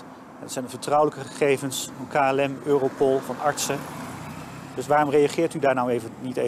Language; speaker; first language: Dutch; native; Dutch